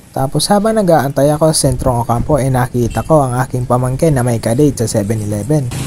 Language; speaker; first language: Filipino; non-native, local second language; Bikol